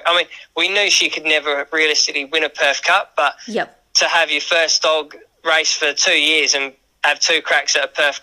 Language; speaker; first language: English; native; English